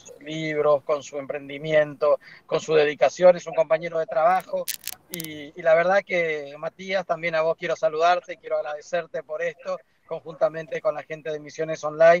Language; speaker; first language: Spanish; native; Spanish